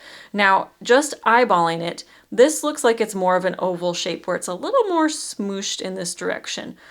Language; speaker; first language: English; native; English